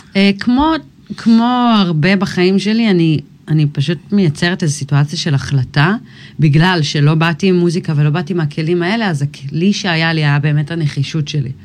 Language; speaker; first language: Hebrew; early bilingual, other home language; English